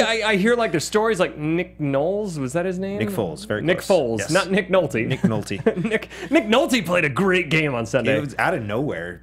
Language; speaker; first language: English; native; English